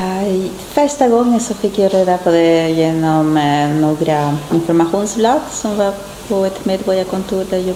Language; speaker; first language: Swedish; native; Swedish